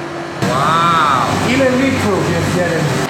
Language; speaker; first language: Polish; non-native, learner; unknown